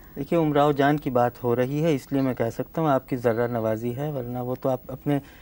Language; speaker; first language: Hindi; native; Hindi